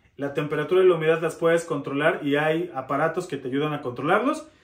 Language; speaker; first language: Spanish; native; Spanish